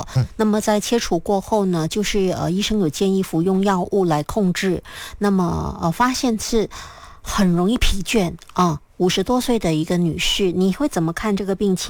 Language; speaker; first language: Chinese; native; Chinese